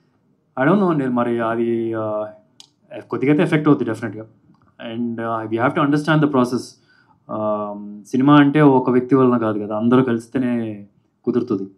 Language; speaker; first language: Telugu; native; Telugu